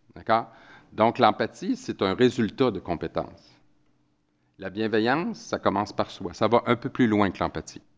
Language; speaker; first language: French; native; French